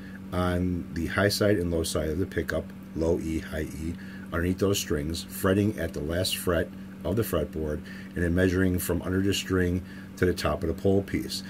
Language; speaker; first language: English; native; English